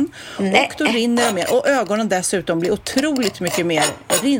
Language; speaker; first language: Swedish; native; Swedish